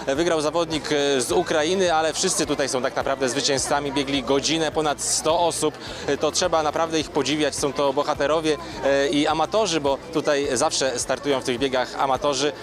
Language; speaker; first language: Polish; native; Polish